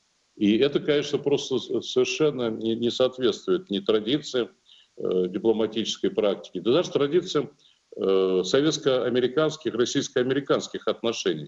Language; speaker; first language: Russian; native; Russian